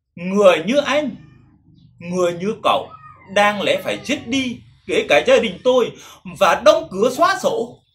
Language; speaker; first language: Vietnamese; non-native, local second language; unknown